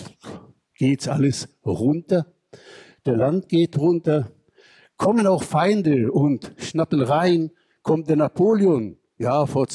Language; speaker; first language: German; non-native, fluent; Hebrew